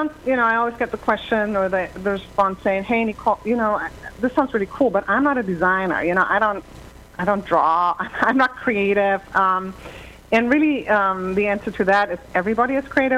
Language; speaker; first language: English; non-native, fluent; German